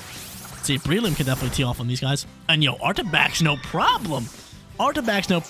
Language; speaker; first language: English; native; English